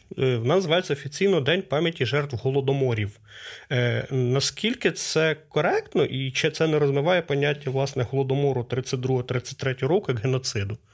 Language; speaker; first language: Ukrainian; native; Ukrainian